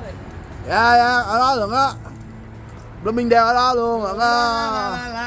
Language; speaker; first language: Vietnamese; early bilingual, heritage; Vietnamese